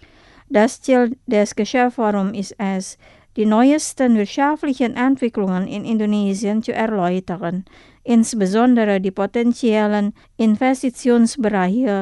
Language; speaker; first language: German; non-native, fluent; Indonesian